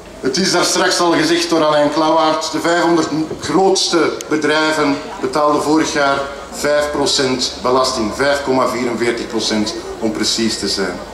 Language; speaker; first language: Dutch; native; Dutch